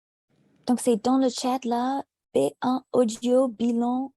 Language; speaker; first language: French; native; French